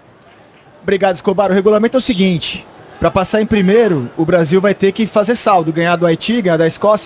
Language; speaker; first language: Portuguese; native; Portuguese